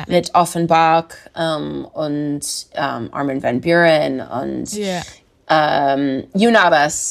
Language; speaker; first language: German; non-native, learner; English